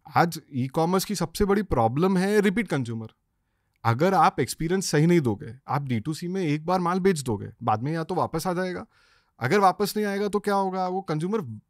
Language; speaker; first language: Hindi; native; Hindi